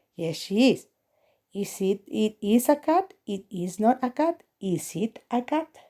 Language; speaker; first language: English; non-native, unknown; Spanish